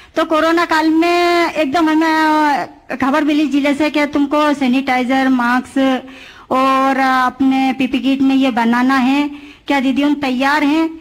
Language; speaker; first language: Hindi; native; Hindi